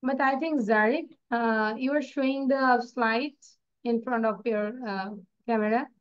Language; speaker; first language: English; non-native, local second language; Bangla